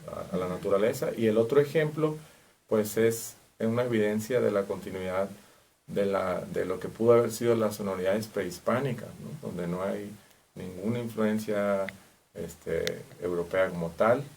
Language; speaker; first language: Spanish; native; Spanish